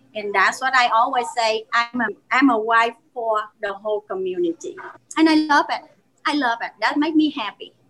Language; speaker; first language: English; non-native, learner; Vietnamese